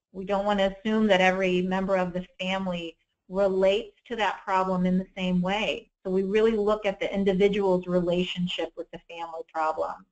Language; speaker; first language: English; native; English